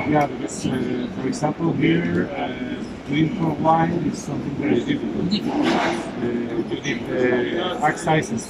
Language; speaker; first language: English; non-native, fluent; Spanish